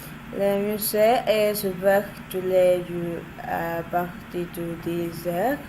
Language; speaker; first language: French; non-native, learner; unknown